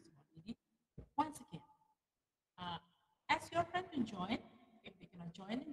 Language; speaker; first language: English; non-native, fluent; Indonesian